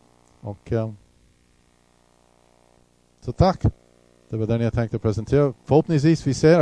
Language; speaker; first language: Swedish; non-native, fluent; English